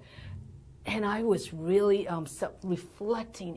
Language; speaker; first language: English; non-native, learner; Burmese